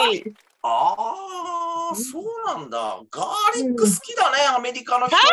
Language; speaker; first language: Japanese; native; Japanese